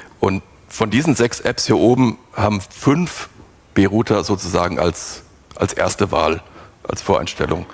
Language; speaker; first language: German; native; German